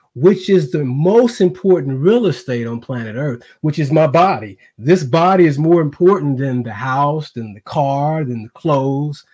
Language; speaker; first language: English; native; English